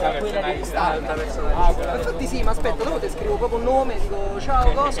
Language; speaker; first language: Italian; native; Italian